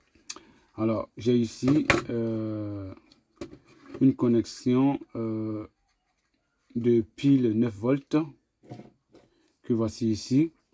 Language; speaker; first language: French; native; French